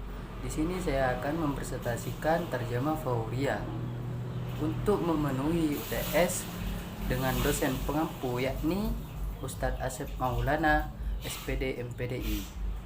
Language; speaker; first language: Indonesian; native; Indonesian